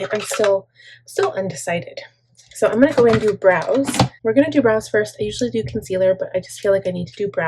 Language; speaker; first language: English; native; English